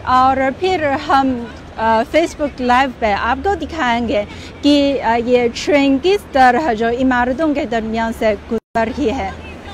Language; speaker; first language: Urdu; non-native, fluent; Chinese